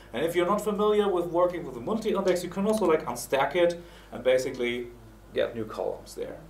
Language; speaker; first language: English; non-native, fluent; German